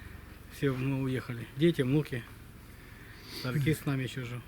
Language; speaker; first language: Russian; native; Russian